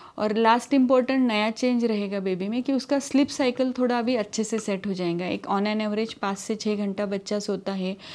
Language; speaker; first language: Hindi; non-native, local second language; Marathi